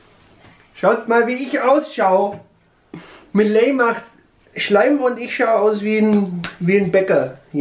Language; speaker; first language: German; native; German